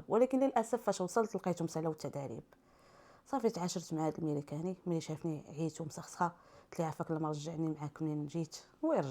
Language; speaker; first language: Arabic; native; Arabic